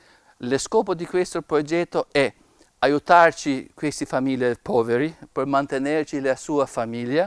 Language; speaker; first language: Italian; non-native, learner; Albanian